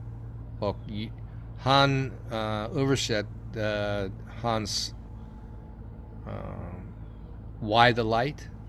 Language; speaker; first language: Swedish; non-native, learner; English